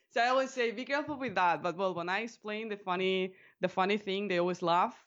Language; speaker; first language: English; non-native, fluent; Spanish